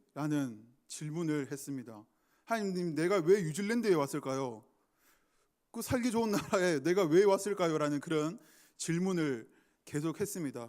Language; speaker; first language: Korean; native; Korean